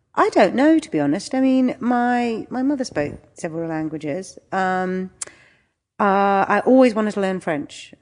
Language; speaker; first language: English; native; English